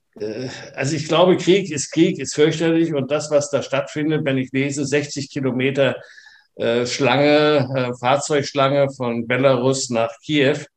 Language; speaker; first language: German; native; German